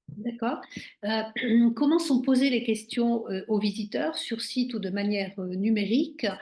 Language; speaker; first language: French; native; French